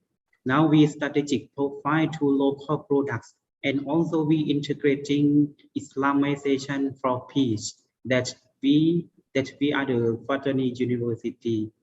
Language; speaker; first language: English; non-native, learner; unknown